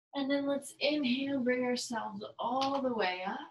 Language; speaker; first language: English; native; English